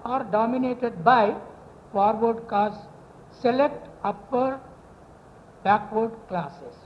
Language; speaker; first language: English; non-native, local second language; Telugu